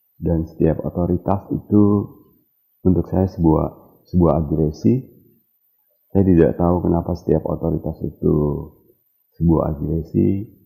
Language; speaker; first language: Indonesian; native; Indonesian